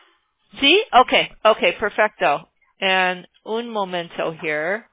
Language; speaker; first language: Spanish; non-native, learner; English